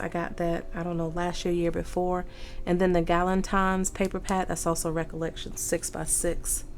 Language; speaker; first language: English; native; English